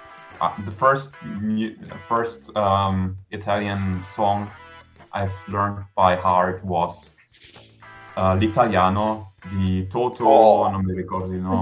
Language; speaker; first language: English; non-native, fluent; German